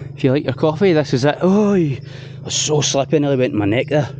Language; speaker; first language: English; native; English